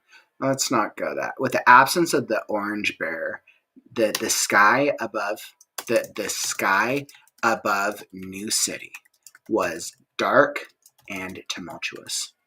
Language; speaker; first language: English; native; English